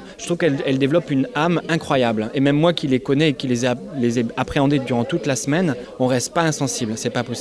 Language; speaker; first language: French; native; French